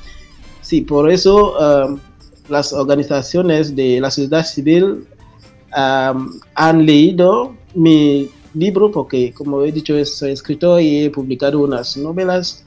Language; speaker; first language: Spanish; non-native, fluent; French